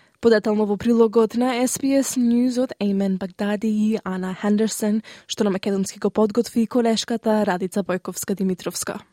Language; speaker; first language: Macedonian; native; Macedonian